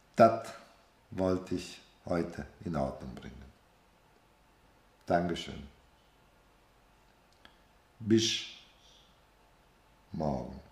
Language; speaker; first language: German; non-native, fluent; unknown